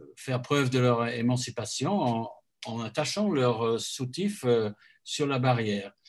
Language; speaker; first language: French; non-native, fluent; English